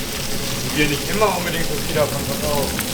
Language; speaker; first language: German; native; German